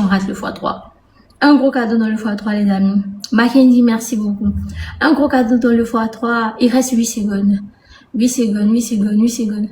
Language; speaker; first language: French; native; French